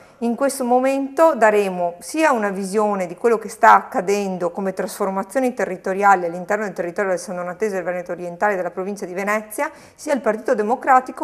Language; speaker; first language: Italian; native; Italian